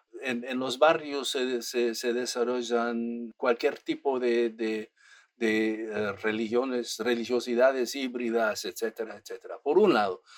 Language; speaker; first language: Spanish; non-native, fluent; German